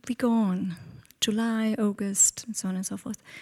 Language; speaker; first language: English; non-native, fluent; Hungarian